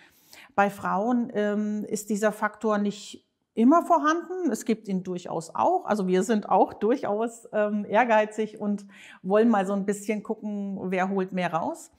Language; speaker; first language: German; native; German